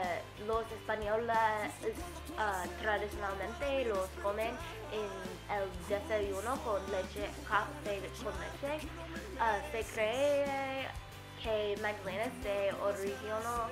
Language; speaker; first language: Spanish; non-native, learner; English